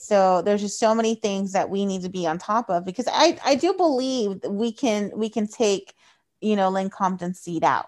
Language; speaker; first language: English; early bilingual, other home language; Spanish